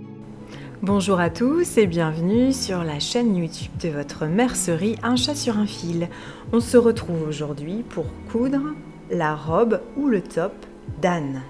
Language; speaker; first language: French; native; French